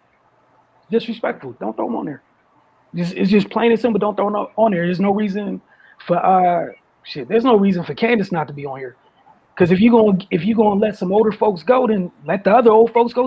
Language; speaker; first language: English; native; English